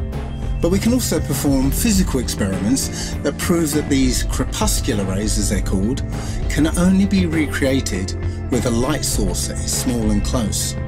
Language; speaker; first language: English; native; English